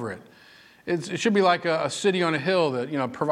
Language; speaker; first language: English; native; English